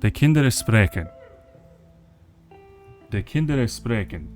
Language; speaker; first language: Dutch; non-native, learner; English